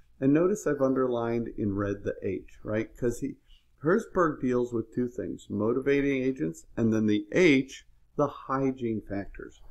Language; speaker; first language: English; native; English